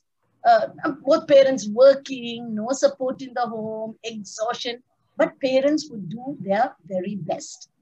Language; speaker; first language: English; non-native, local second language; Tamil